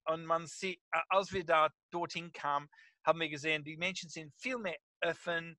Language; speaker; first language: German; non-native, fluent; English